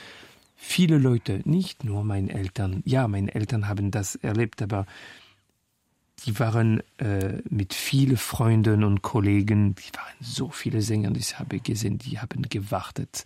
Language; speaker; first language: German; non-native, fluent; French